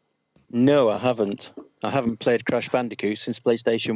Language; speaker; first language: English; native; English